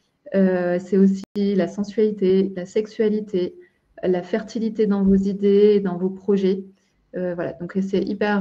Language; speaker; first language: French; native; French